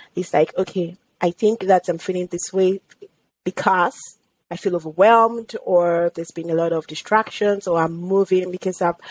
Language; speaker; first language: English; non-native, local second language; Yoruba